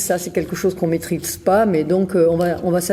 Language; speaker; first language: French; native; French